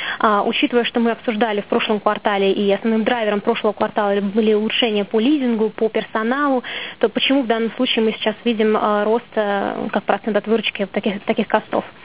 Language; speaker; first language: Russian; native; Russian